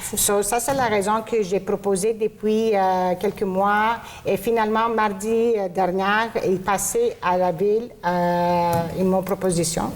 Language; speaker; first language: French; non-native, local second language; Greek